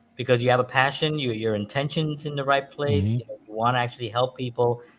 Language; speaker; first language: English; native; English